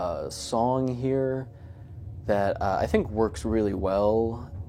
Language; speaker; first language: English; native; English